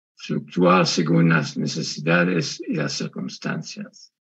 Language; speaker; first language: Spanish; non-native, fluent; French